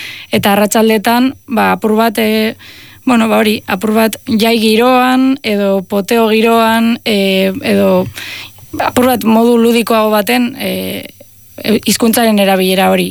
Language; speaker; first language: Basque; native; Basque